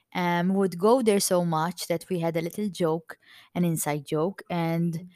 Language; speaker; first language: English; non-native, fluent; Maltese